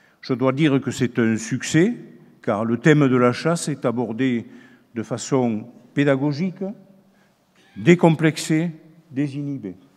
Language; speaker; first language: French; native; French